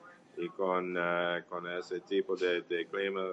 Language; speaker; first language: Portuguese; non-native, learner; English